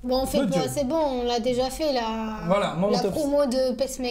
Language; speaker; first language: French; native; French